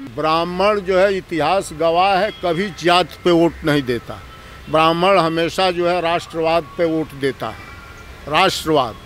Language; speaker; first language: Hindi; native; Hindi